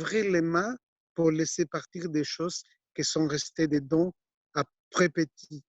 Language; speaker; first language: French; non-native, fluent; Spanish